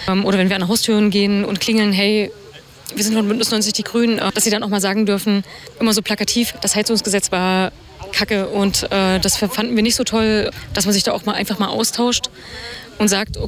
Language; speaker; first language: German; native; German